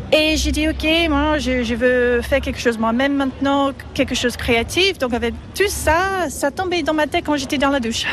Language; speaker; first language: French; non-native, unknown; English